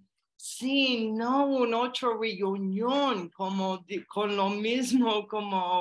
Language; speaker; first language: Spanish; non-native, learner; English